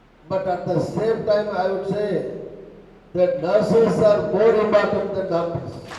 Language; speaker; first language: English; non-native, local second language; Tamil